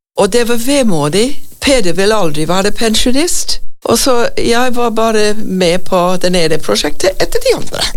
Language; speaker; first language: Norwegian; non-native, fluent; English